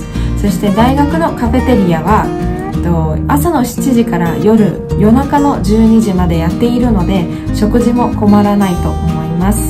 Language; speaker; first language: Japanese; non-native, fluent; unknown